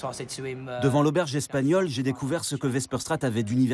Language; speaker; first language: French; native; French